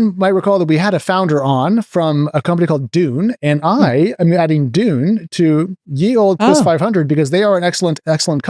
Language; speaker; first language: English; native; English